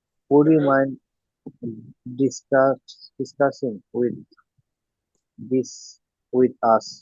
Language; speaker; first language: English; non-native, learner; Bangla